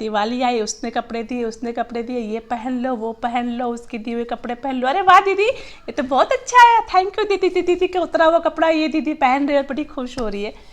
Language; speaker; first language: Hindi; non-native, local second language; Gujarati